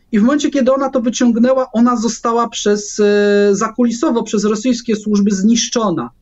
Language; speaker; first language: Polish; native; Polish